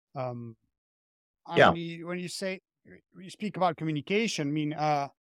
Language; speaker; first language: English; non-native, fluent; Spanish